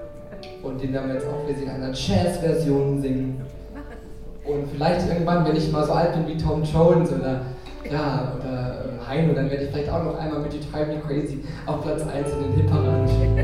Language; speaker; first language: German; native; German